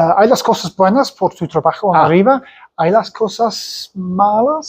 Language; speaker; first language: Spanish; non-native, learner; English